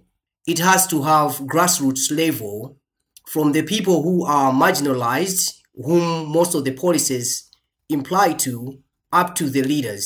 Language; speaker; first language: English; non-native, local second language; Nyanja